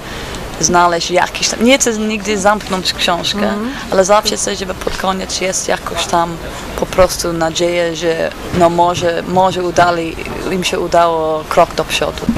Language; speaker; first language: Polish; non-native, fluent; English